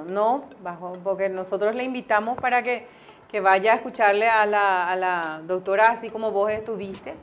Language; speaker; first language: Spanish; native; Spanish